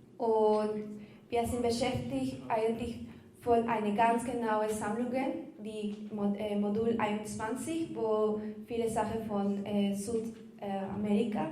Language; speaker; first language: German; non-native, learner; Spanish